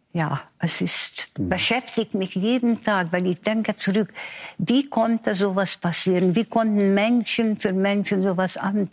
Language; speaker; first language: German; non-native, fluent; Hungarian